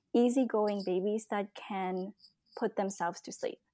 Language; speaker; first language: English; non-native, local second language; Filipino